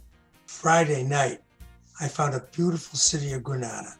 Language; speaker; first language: English; native; English